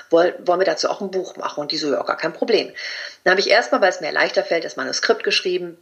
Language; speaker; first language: German; early bilingual, other home language; Spanish